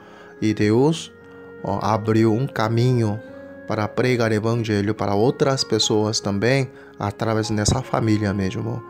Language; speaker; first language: Portuguese; non-native, fluent; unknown